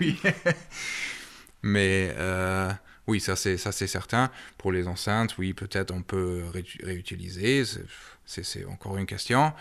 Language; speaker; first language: French; early bilingual, heritage; German